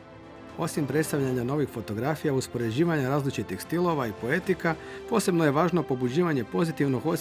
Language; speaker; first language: Croatian; native; Croatian